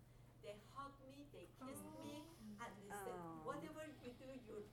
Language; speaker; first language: English; non-native, fluent; Persian